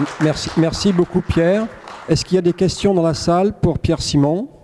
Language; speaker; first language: French; native; French